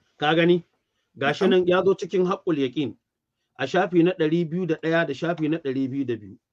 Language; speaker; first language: Hausa; native; Hausa